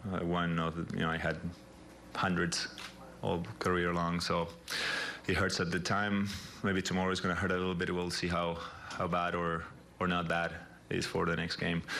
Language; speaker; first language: English; non-native, fluent; Spanish